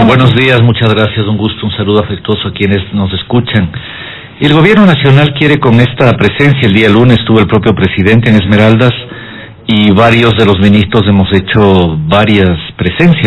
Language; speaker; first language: Spanish; native; Spanish